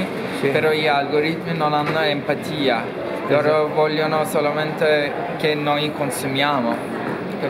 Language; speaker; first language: Italian; non-native, fluent; Turkish